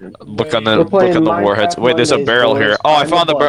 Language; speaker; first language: English; native; English